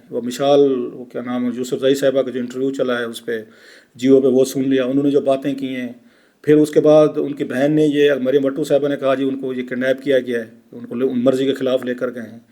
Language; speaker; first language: Urdu; non-native, local second language; Saraiki